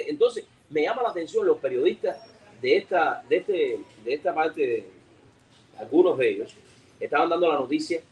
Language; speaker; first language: Spanish; native; Spanish